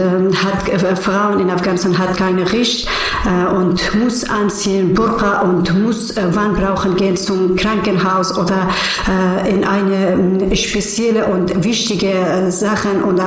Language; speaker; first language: German; non-native, learner; Persian